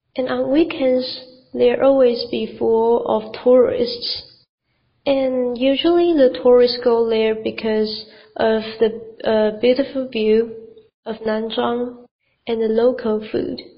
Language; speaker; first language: English; non-native, fluent; Chinese